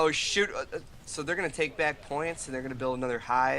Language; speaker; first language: English; native; English